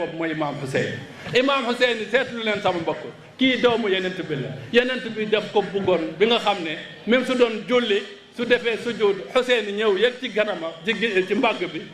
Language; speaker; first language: Wolof; non-native, local second language; Fula